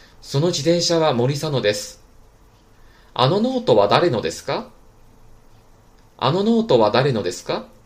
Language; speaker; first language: Japanese; non-native, fluent; Chinese